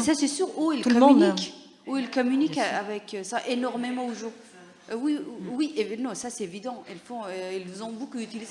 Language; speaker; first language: French; non-native, learner; Persian